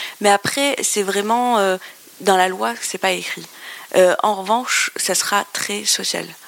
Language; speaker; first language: French; non-native, local second language; Arabic